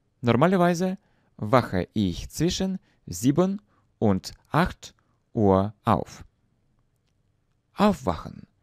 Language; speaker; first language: German; non-native, fluent; Russian